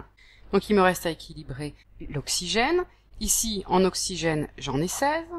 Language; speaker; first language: French; native; French